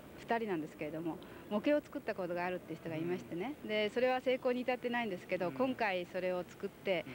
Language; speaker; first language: Japanese; native; Japanese